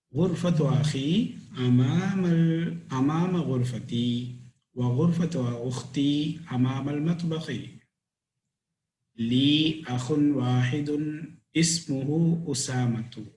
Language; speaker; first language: Arabic; non-native, fluent; Tamil